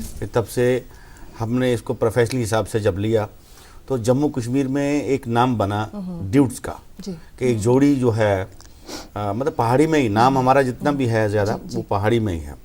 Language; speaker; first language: Hindi; non-native, local second language; Punjabi